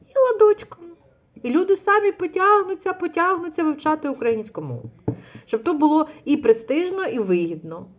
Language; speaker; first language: Ukrainian; non-native, local second language; Russian